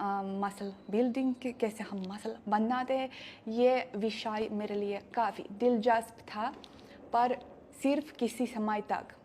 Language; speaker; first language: Hindi; non-native, fluent; Russian